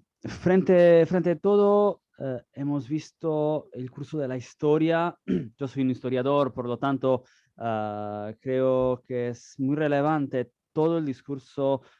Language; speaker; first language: Spanish; non-native, fluent; Italian